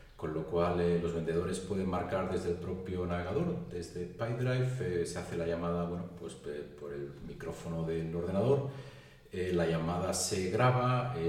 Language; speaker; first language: Spanish; native; Spanish